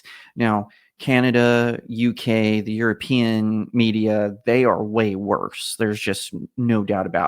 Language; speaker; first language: English; native; English